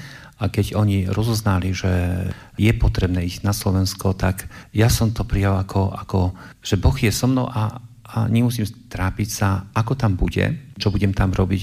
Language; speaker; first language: Slovak; non-native, fluent; Polish